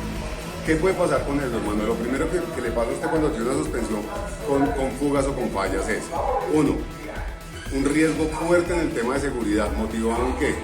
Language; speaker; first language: Spanish; native; Spanish